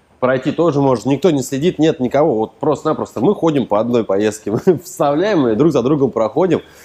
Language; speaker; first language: Russian; native; Russian